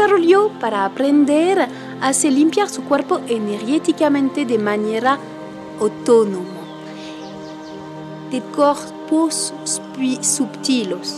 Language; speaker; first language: Spanish; non-native, learner; French